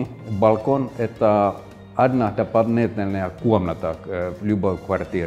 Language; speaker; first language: Russian; non-native, fluent; Finnish